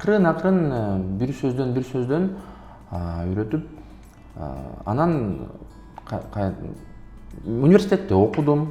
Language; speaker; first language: Kyrgyz; non-native, local second language; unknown